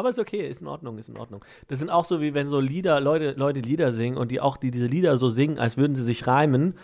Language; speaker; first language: German; native; German